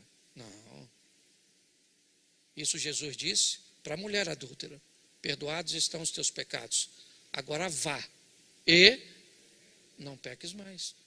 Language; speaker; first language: Portuguese; native; Portuguese